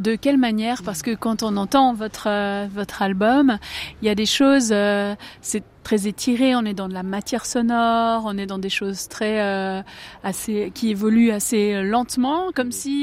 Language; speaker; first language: French; native; French